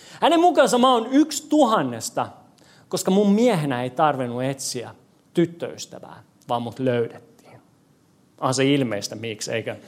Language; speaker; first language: Finnish; non-native, fluent; English